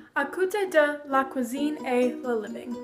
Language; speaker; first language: French; non-native, learner; English